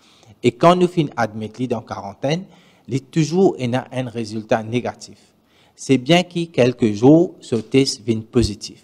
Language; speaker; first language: French; non-native, learner; Morisyen